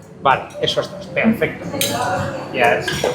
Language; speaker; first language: Spanish; native; Spanish